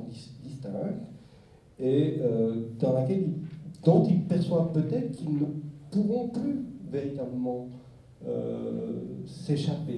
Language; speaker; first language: French; native; French